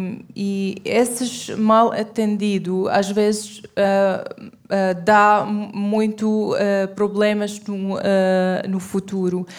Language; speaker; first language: Portuguese; non-native, fluent; Arabic